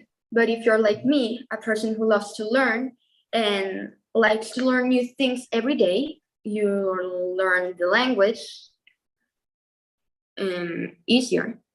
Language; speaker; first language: English; non-native, fluent; Spanish